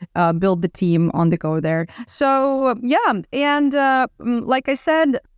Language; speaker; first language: English; non-native, fluent; Russian